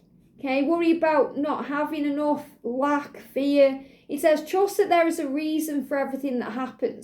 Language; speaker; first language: English; native; English